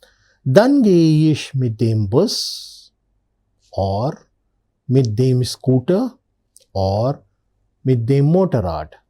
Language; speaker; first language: German; non-native, learner; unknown